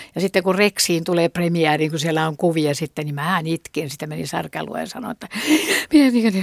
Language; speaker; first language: Finnish; native; Finnish